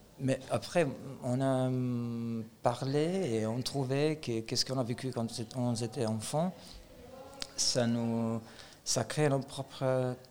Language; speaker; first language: French; non-native, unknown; Albanian